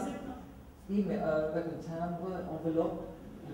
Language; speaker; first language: French; non-native, fluent; Swedish